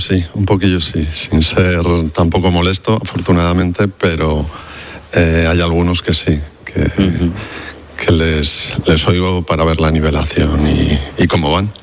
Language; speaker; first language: Spanish; native; Spanish